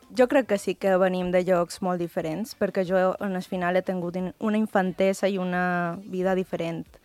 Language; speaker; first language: Catalan; early bilingual, other home language; Spanish